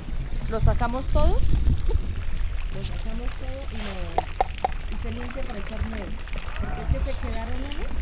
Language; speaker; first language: Spanish; native; Spanish